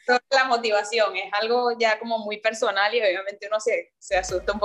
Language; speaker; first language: Spanish; native; Spanish